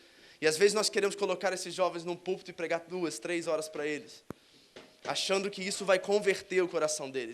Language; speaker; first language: Portuguese; native; Portuguese